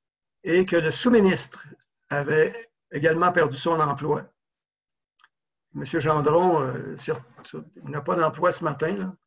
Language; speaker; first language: French; native; French